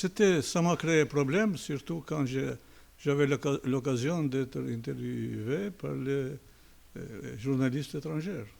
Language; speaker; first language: French; non-native, fluent; Albanian